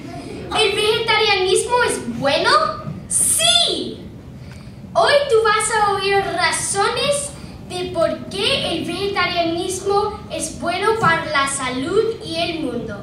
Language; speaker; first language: Spanish; non-native, learner; English